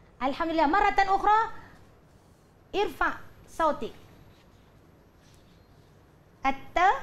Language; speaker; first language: Arabic; non-native, fluent; Malay